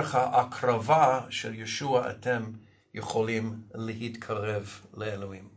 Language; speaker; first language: Hebrew; non-native, fluent; English